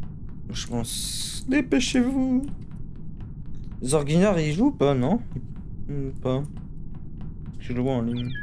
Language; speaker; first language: French; native; French